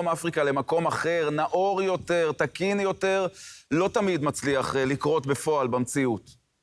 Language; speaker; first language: Hebrew; native; Hebrew